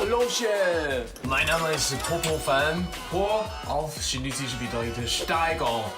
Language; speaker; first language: German; non-native, learner; Chinese